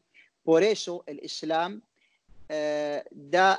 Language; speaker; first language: Spanish; non-native, learner; Arabic